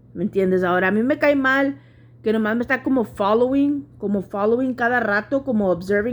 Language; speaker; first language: Spanish; early bilingual, heritage; Spanish